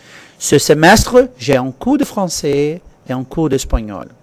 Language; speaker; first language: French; non-native, fluent; English